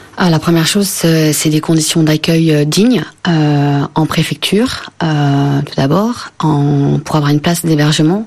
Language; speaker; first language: French; native; French